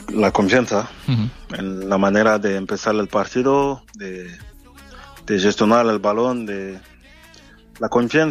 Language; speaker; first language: Spanish; non-native, fluent; French